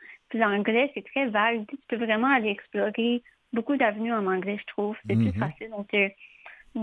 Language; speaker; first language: French; native; French